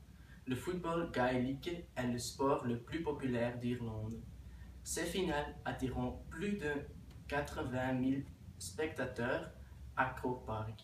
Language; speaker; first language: French; non-native, learner; Dutch